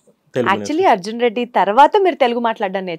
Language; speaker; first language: Telugu; native; Telugu